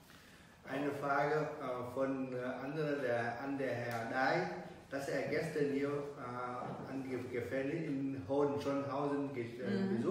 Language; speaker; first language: German; non-native, learner; Vietnamese